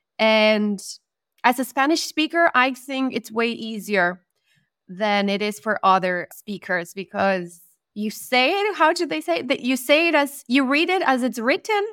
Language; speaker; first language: English; non-native, fluent; Spanish